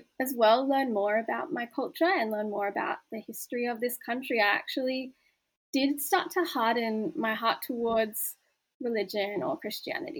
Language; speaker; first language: English; native; English